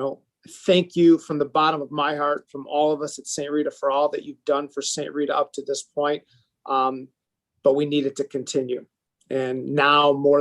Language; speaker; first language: English; native; English